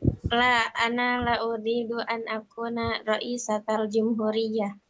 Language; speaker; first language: Arabic; non-native, learner; Indonesian